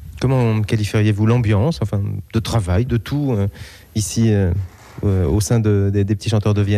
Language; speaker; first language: French; native; French